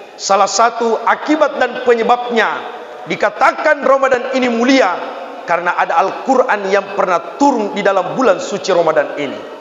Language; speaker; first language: Malay; non-native, local second language; Buginese